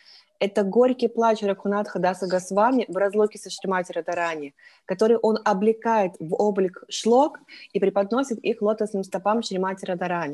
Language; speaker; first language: Russian; native; Russian